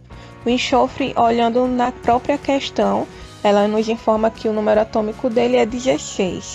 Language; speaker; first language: Portuguese; native; Portuguese